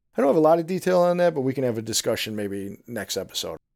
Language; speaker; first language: English; native; English